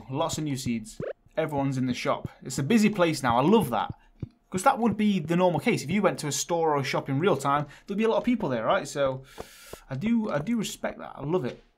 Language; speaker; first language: English; native; English